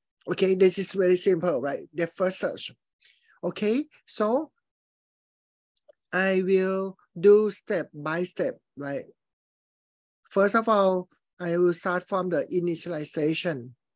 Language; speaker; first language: English; non-native, fluent; Thai